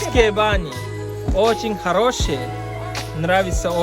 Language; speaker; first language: Russian; non-native, learner; Divehi